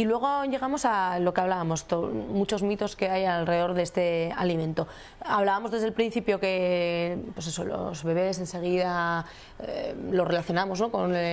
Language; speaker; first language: Spanish; native; Spanish